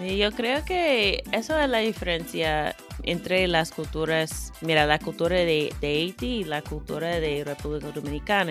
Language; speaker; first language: Spanish; non-native, fluent; English